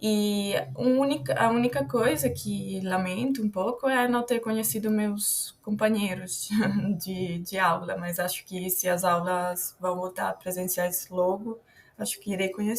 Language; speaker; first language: Portuguese; non-native, fluent; Italian